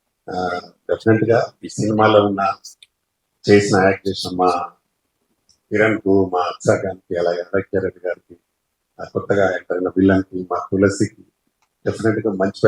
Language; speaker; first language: Telugu; native; Telugu